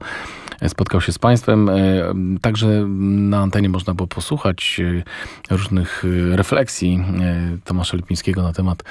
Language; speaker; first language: Polish; native; Polish